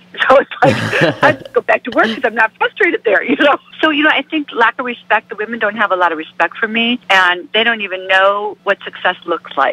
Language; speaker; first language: English; native; English